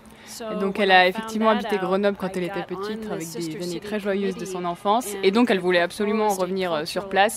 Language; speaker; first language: French; native; French